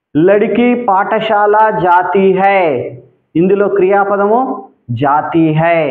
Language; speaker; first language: Hindi; non-native, local second language; Telugu